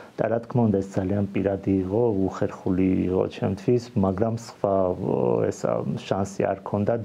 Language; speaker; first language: Georgian; non-native, local second language; Armenian